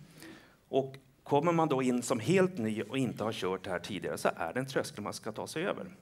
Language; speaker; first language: Swedish; native; Swedish